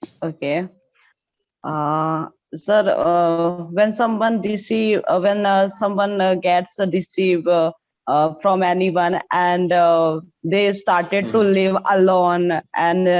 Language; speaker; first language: English; non-native, learner; Hindi